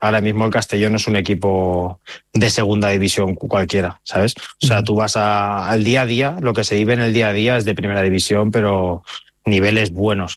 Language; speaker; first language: Spanish; native; Spanish